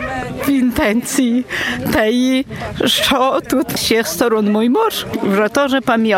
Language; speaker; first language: Polish; non-native, local second language; Ukrainian